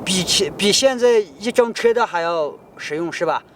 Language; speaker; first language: Chinese; native; Chinese